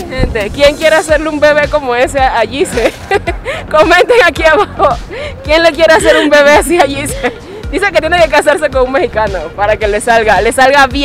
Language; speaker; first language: Spanish; native; Spanish